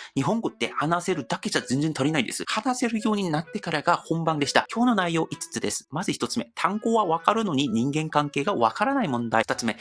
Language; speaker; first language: Japanese; non-native, fluent; Korean